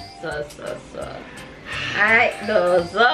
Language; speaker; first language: Japanese; non-native, fluent; Filipino